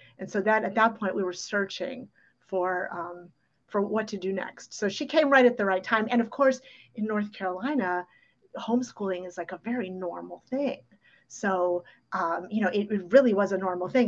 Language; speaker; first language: English; early bilingual, other home language; Ukrainian